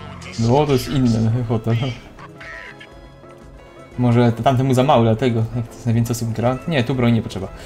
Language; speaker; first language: Polish; native; Polish